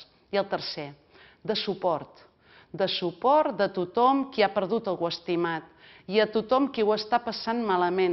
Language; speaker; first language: Catalan; native; Catalan